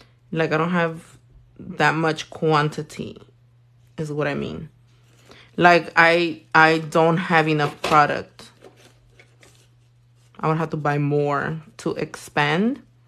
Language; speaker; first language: English; early bilingual, other home language; Spanish